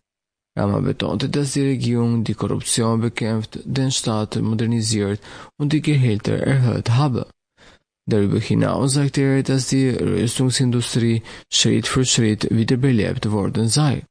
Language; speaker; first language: German; non-native, fluent; Albanian